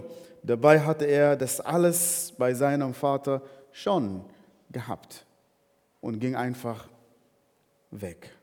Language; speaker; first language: German; non-native, fluent; Arabic